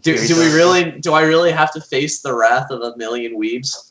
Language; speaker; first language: English; native; English